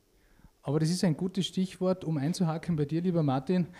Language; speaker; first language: German; native; German